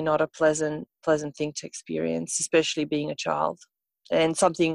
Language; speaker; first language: English; non-native, fluent; Serbian